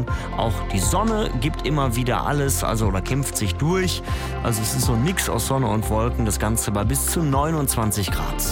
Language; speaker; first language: German; native; German